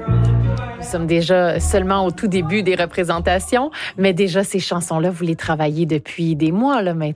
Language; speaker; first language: French; native; French